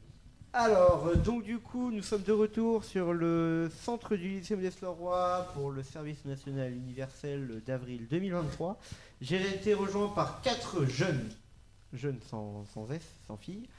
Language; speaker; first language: French; native; French